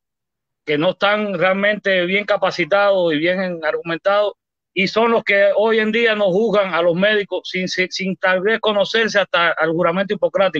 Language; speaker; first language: Spanish; native; Spanish